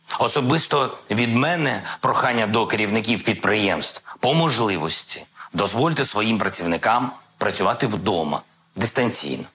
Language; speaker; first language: Ukrainian; non-native, local second language; Russian